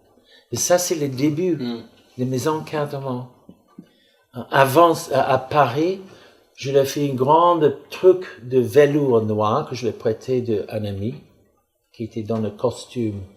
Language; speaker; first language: French; non-native, fluent; English